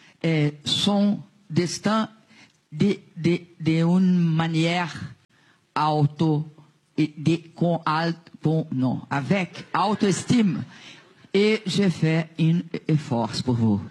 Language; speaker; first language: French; non-native, learner; Portuguese